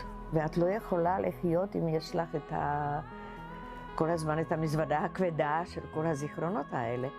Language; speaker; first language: Hebrew; non-native, fluent; Czech